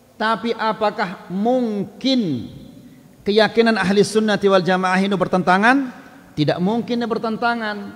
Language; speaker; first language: Malay; non-native, local second language; Sasak